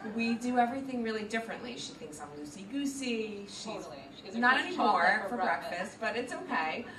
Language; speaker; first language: English; native; English